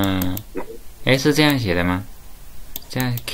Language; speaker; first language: Chinese; native; Chinese